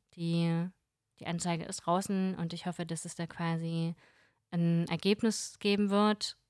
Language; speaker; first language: German; early bilingual, other home language; Russian